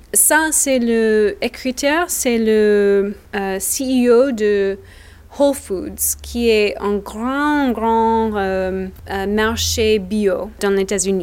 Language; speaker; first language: French; non-native, learner; English